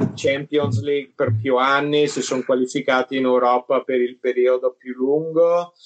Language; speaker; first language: Italian; early bilingual, other home language; English